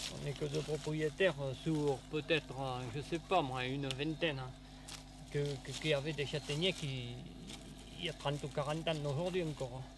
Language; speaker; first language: French; native; French